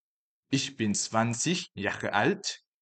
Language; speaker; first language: German; non-native, fluent; Chinese